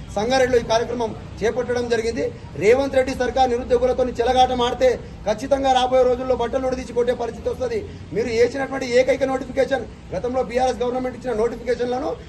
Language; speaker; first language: Telugu; native; Telugu